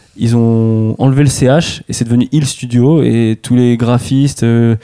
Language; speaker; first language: French; native; French